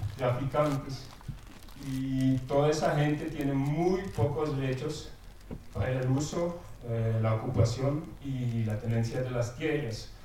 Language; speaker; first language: Spanish; non-native, fluent; Dutch